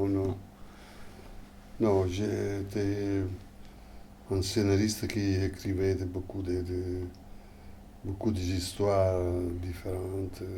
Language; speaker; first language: French; non-native, fluent; Italian